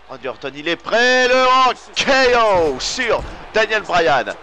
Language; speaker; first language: French; native; French